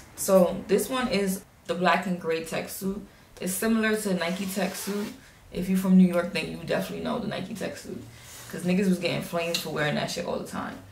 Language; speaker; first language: English; native; English